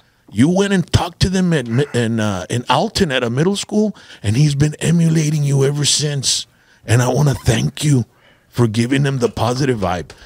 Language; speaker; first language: English; early bilingual, other home language; Spanish